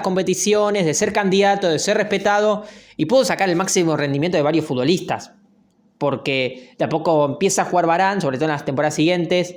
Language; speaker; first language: Spanish; native; Spanish